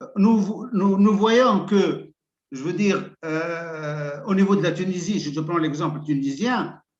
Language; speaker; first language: French; non-native, local second language; Arabic